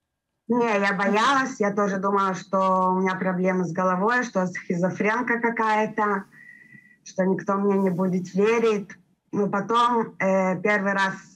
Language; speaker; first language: Russian; early bilingual, heritage; Russian